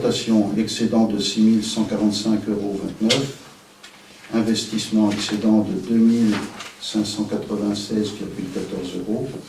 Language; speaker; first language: French; native; French